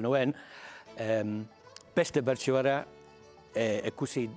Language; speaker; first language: Basque; non-native, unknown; English